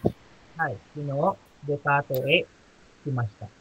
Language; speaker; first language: Japanese; non-native, fluent; Filipino